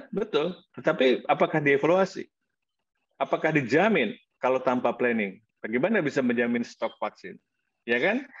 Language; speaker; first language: Indonesian; native; Indonesian